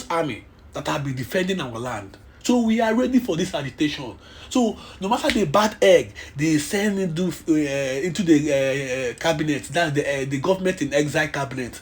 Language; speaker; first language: English; non-native, local second language; Igbo